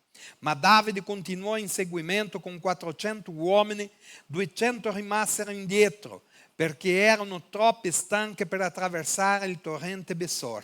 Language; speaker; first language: Italian; non-native, fluent; Portuguese